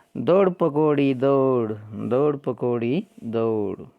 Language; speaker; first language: Hindi; non-native, local second language; Kannada